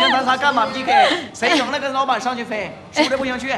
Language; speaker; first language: Chinese; native; Chinese